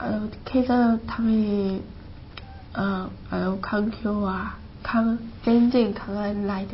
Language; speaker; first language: Japanese; non-native, learner; Chinese